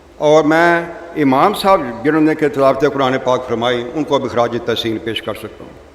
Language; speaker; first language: Urdu; non-native, local second language; Punjabi